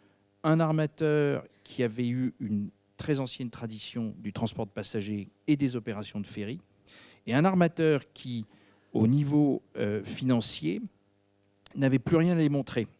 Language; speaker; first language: French; native; French